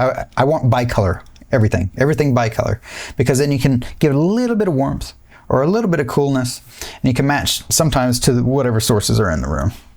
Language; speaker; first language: English; native; English